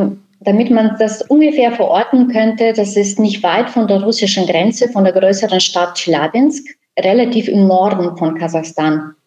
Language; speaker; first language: German; early bilingual, other home language; Russian